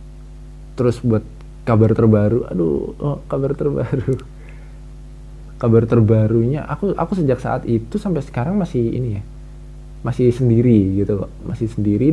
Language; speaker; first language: Indonesian; native; Indonesian